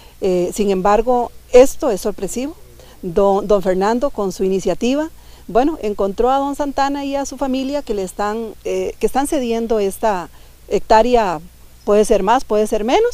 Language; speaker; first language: Spanish; native; Spanish